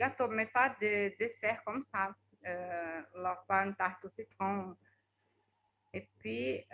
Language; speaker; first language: French; non-native, fluent; Portuguese